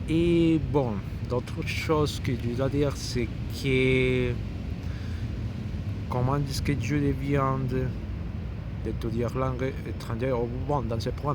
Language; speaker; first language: French; non-native, learner; Spanish